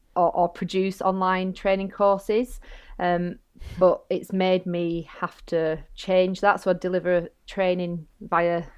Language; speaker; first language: English; native; English